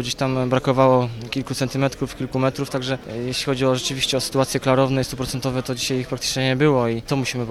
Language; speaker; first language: Polish; native; Polish